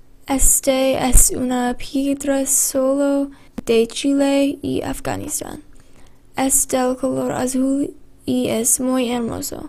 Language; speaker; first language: Spanish; non-native, learner; English